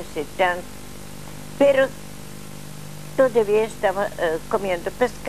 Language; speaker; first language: Spanish; non-native, learner; Russian